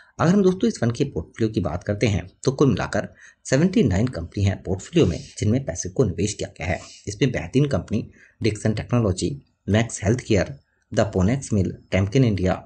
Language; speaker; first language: Hindi; native; Hindi